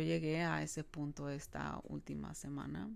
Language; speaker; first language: Spanish; early bilingual, other home language; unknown